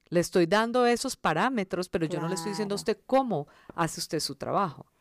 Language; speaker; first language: Spanish; early bilingual, other home language; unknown